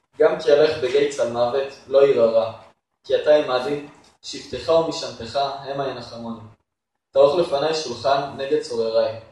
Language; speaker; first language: Hebrew; non-native, fluent; Russian